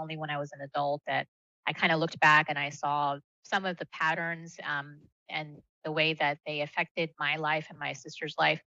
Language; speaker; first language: English; early bilingual, other home language; Malayalam